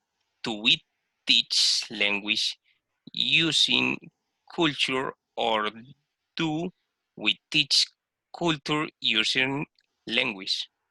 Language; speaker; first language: English; non-native, learner; Spanish